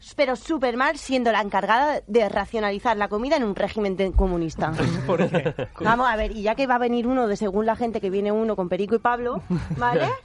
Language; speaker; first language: Catalan; non-native, local second language; Spanish